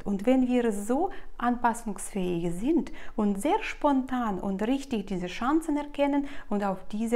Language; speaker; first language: German; non-native, fluent; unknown